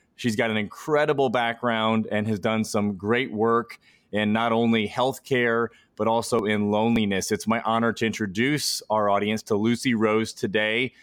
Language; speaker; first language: English; native; English